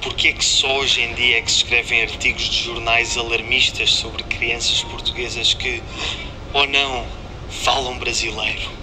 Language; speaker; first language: Portuguese; native; Portuguese